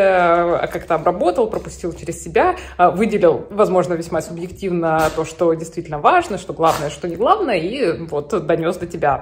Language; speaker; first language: Russian; native; Russian